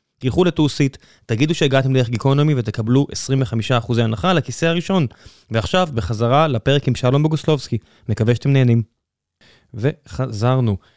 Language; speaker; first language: Hebrew; native; Hebrew